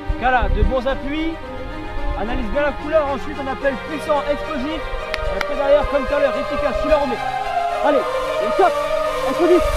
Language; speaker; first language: French; native; French